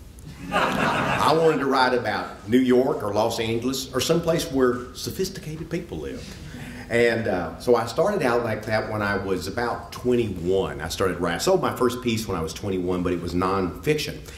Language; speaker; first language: English; native; English